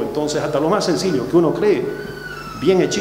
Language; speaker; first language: Spanish; native; Spanish